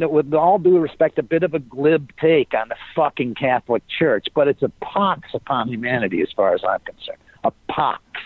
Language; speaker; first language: English; native; English